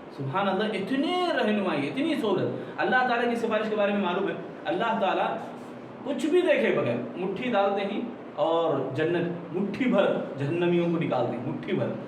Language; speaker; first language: Urdu; native; Urdu